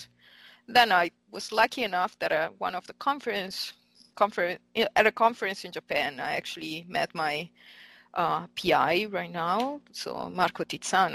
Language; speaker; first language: English; non-native, fluent; Italian